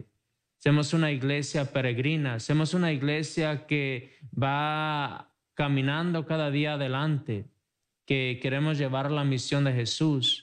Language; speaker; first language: Spanish; native; Spanish